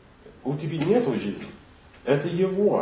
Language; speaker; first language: Russian; non-native, fluent; English